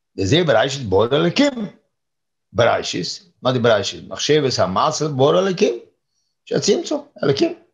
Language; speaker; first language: Hebrew; non-native, fluent; English